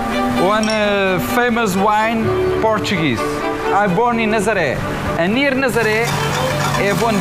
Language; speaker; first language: English; non-native, learner; Portuguese